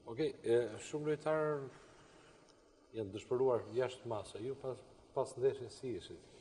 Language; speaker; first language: Albanian; native; Albanian